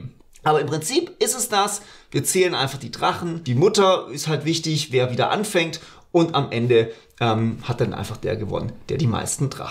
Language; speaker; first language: German; native; German